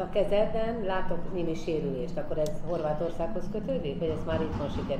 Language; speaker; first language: Hungarian; native; Hungarian